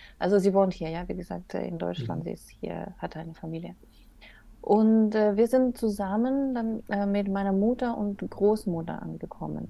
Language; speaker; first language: German; non-native, learner; Russian